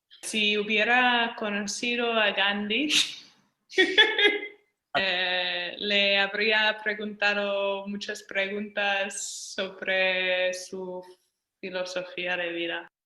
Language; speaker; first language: Spanish; non-native, fluent; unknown